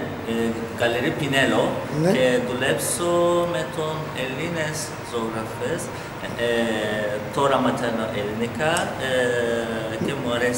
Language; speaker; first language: Greek; non-native, learner; Turkish